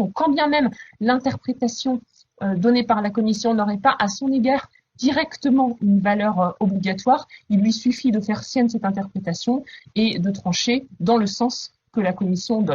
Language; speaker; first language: French; native; French